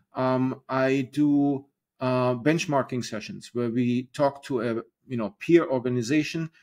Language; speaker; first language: English; non-native, fluent; German